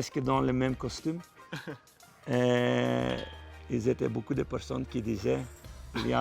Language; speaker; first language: French; non-native, local second language; Dutch